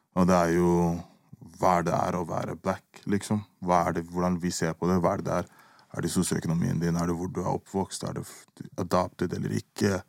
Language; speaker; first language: Norwegian; early bilingual, other home language; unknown